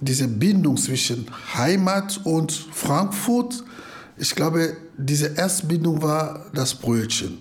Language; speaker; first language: German; non-native, fluent; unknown